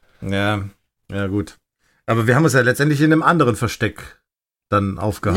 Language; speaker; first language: German; native; German